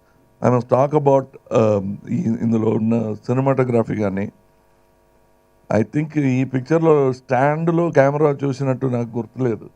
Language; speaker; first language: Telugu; non-native, local second language; Tamil